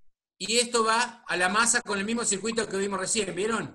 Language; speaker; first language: Spanish; native; Spanish